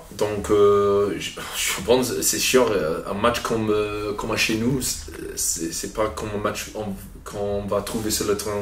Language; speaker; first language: French; non-native, fluent; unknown